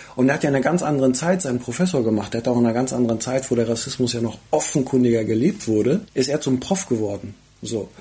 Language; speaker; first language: German; early bilingual, other home language; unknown